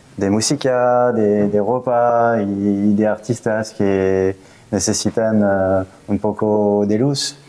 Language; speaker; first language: Spanish; non-native, fluent; French